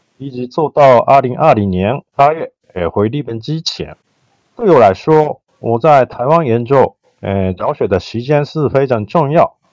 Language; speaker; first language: Chinese; non-native, fluent; Japanese